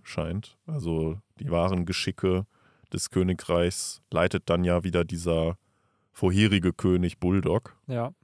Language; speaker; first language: German; native; German